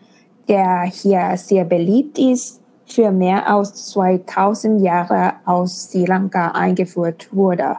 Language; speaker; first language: German; non-native, fluent; Thai